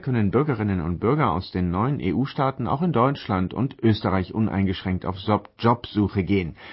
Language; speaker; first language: German; native; German